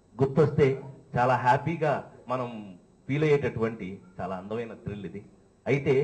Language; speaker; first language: Telugu; native; Telugu